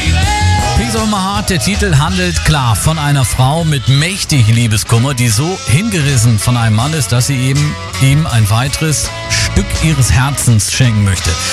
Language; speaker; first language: German; native; German